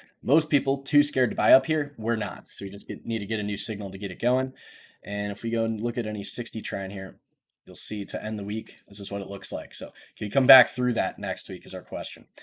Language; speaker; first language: English; native; English